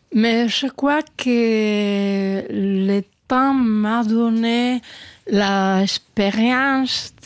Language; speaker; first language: French; non-native, fluent; Spanish